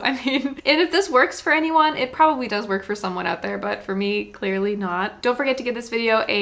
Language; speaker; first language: English; native; English